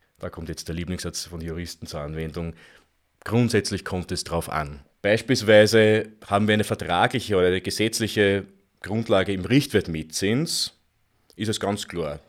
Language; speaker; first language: German; native; German